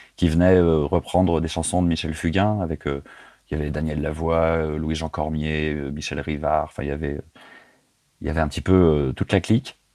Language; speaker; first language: French; native; French